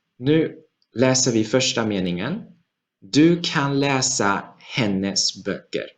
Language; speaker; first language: Swedish; non-native, fluent; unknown